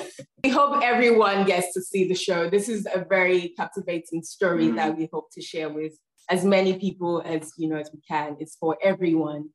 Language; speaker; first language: English; non-native, local second language; Yoruba